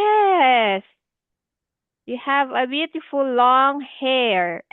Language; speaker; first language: English; non-native, fluent; Filipino